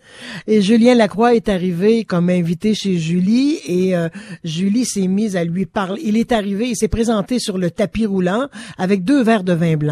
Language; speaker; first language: French; native; French